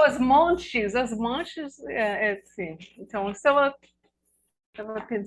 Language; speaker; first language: Portuguese; non-native, learner; English